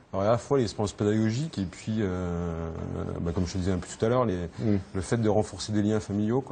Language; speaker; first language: French; native; French